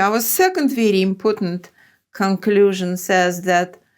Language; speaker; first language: English; non-native, fluent; Russian